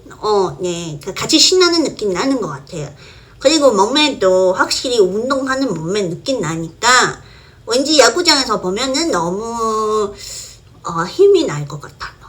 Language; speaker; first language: Korean; non-native, fluent; Chinese